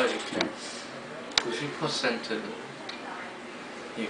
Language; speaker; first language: Korean; early bilingual, heritage; Korean